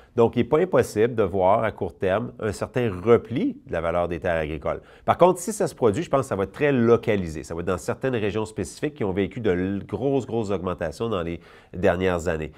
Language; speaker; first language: French; native; French